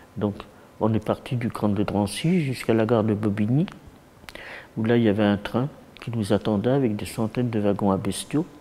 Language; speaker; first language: French; early bilingual, other home language; Yiddish